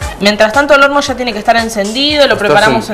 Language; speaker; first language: Spanish; native; Spanish